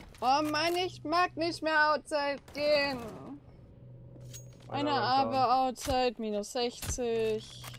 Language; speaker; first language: German; native; German